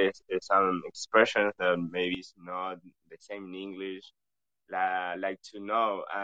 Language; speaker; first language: English; non-native, fluent; Spanish